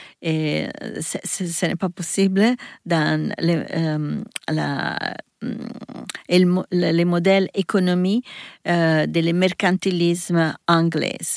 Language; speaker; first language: French; non-native, learner; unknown